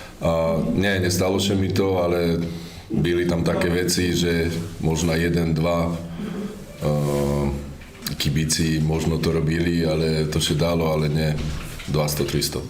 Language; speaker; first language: Polish; non-native, learner; Slovak